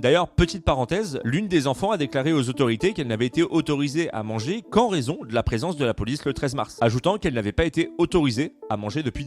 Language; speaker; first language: French; native; French